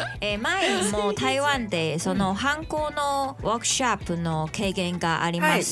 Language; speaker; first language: Japanese; non-native, learner; Chinese